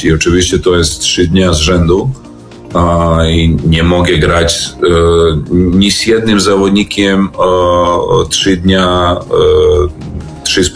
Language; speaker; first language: Polish; non-native, learner; Serbian